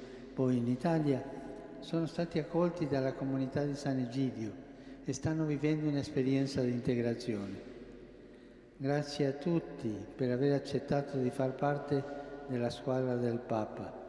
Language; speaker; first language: Italian; non-native, fluent; Spanish